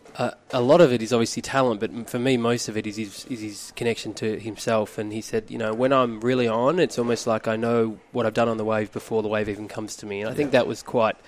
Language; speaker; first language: English; native; English